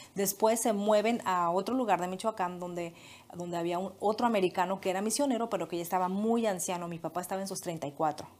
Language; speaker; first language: Spanish; native; Spanish